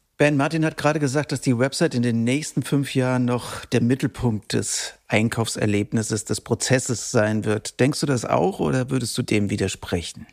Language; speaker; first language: German; native; German